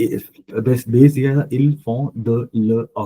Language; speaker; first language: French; non-native, fluent; Punjabi